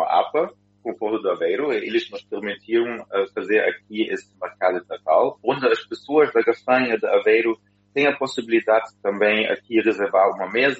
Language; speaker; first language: Portuguese; non-native, fluent; German